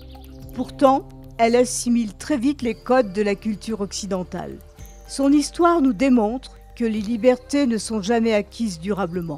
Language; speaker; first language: French; native; French